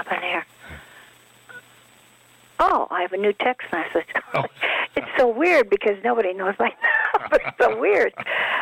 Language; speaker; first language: English; early bilingual, other home language; Swedish